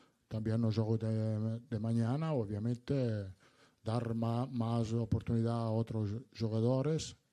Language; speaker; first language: Spanish; non-native, learner; Italian